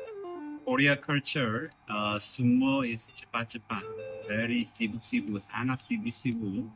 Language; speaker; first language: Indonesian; non-native, learner; Korean